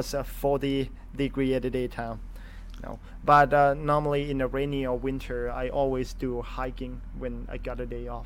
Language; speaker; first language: English; non-native, fluent; Thai